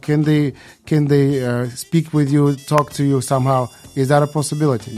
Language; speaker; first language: English; non-native, fluent; Ukrainian